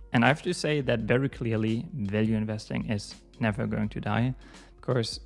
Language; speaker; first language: English; non-native, fluent; German